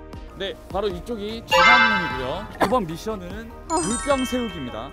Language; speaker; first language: Korean; native; Korean